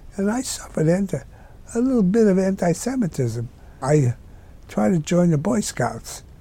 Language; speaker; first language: English; native; English